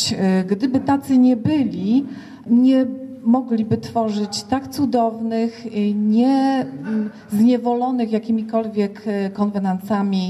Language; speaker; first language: Polish; native; Polish